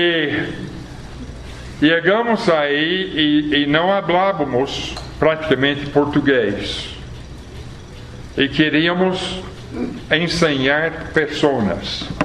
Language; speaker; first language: Portuguese; non-native, fluent; English